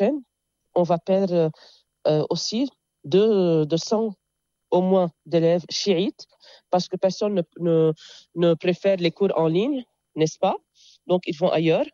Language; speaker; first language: French; non-native, local second language; Arabic